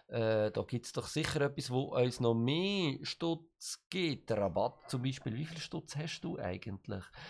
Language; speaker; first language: German; native; German